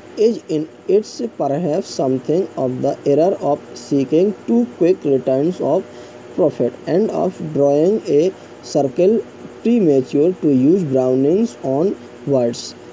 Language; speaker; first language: English; non-native, local second language; Hindi